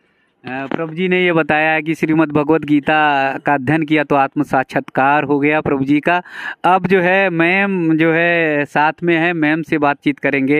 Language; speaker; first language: Hindi; native; Hindi